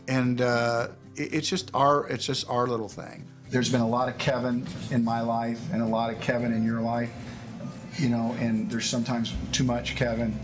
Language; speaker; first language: English; native; English